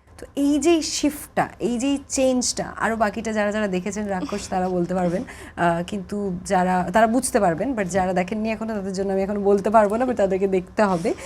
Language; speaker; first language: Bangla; native; Bangla